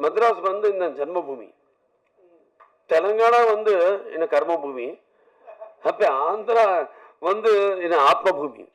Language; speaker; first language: Tamil; non-native, learner; Telugu